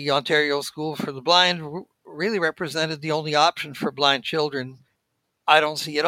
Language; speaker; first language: English; native; English